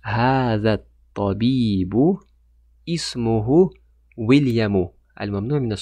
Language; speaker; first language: Arabic; non-native, fluent; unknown